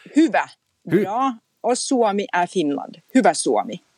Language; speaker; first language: Norwegian; non-native, fluent; Finnish